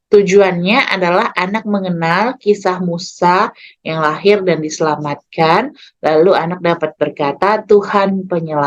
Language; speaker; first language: Indonesian; native; Indonesian